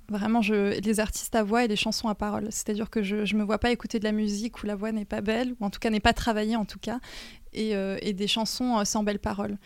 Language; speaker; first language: French; native; French